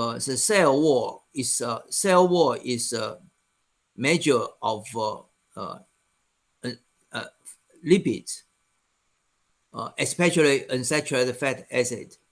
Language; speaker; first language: English; non-native, fluent; Chinese